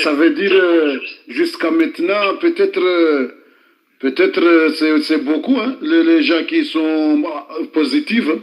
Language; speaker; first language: French; non-native, local second language; Comorian